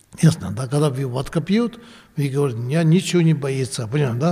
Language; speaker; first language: Russian; non-native, learner; Tibetan